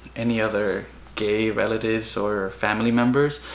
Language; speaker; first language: English; early bilingual, other home language; Spanish